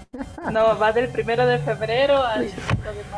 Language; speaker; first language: Spanish; native; Spanish